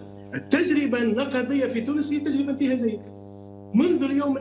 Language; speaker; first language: Arabic; native; Arabic